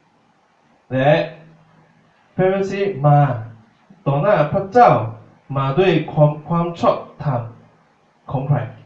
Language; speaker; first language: Thai; non-native, fluent; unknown